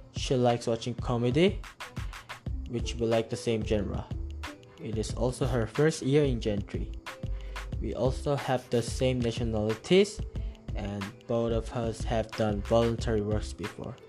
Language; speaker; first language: English; early bilingual, other home language; Korean